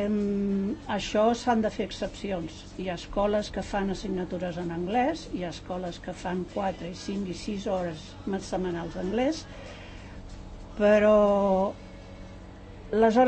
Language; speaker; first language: Catalan; native; Catalan